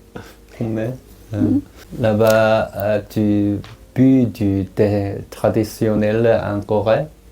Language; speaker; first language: French; non-native, learner; Korean